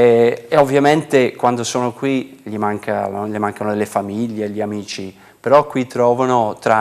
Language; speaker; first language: Italian; non-native, fluent; English